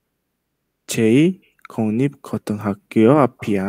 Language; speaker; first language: Korean; non-native, learner; Indonesian